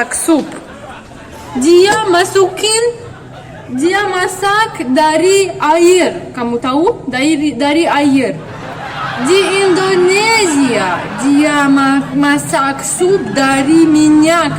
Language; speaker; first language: Indonesian; non-native, learner; Russian